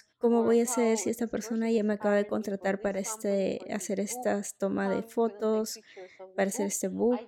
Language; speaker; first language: Spanish; non-native, fluent; Russian